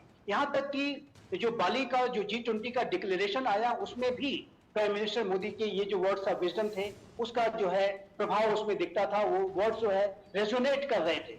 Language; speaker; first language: Hindi; native; Hindi